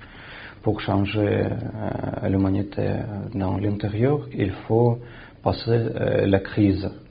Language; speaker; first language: French; non-native, fluent; Russian